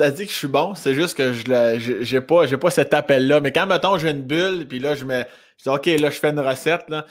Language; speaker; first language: French; native; French